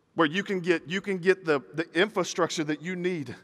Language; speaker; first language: English; native; English